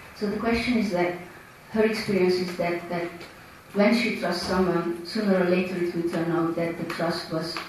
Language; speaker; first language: English; non-native, fluent; Hungarian